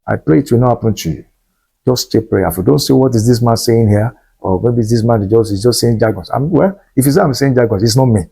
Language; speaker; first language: English; non-native, local second language; Yoruba